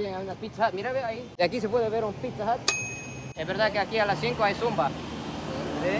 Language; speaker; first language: Spanish; non-native, fluent; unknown